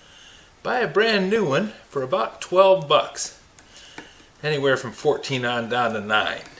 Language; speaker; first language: English; native; English